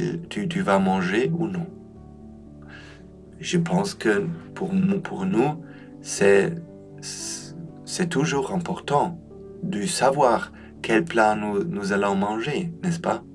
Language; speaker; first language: French; non-native, learner; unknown